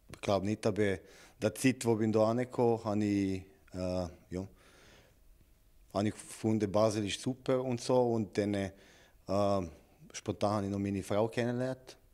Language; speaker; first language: German; non-native, learner; Serbian